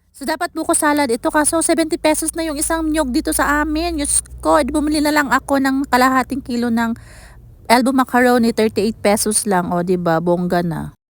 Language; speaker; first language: Filipino; non-native, local second language; Cebuano